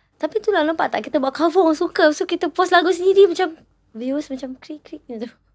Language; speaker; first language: Malay; native; Malay